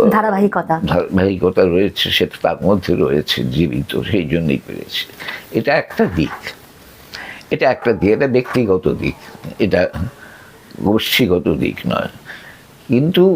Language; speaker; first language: Bangla; early bilingual, other home language; Sylheti